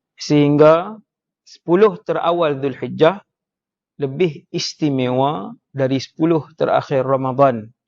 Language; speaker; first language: Malay; native; Malay